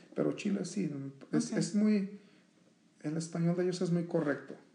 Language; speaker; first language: Spanish; early bilingual, heritage; Spanish